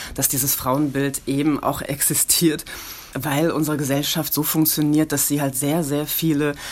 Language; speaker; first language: German; native; German